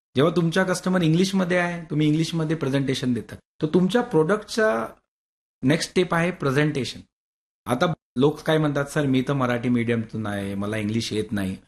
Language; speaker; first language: Marathi; non-native, local second language; Hindi